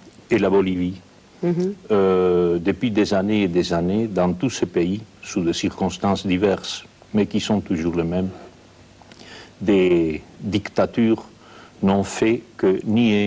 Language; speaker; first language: French; non-native, fluent; Spanish